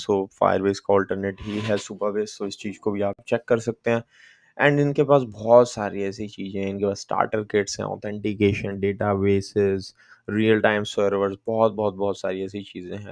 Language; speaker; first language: Hindi; native; Hindi